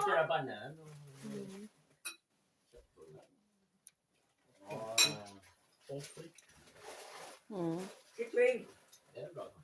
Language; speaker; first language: Swedish; non-native, learner; Thai